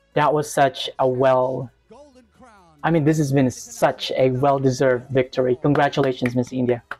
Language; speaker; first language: English; non-native, local second language; Hiligaynon